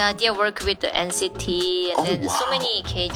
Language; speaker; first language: English; non-native, learner; Korean